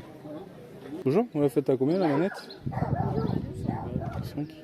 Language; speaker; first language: French; native; French